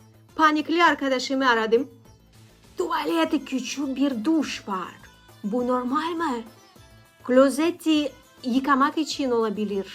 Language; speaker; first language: Turkish; non-native, learner; Russian